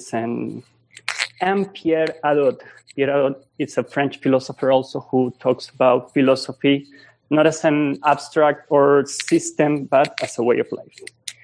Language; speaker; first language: English; non-native, fluent; Spanish